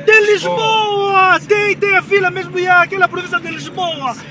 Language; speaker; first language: Portuguese; non-native, learner; Lingala